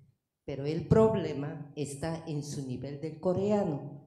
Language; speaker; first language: Spanish; non-native, fluent; Korean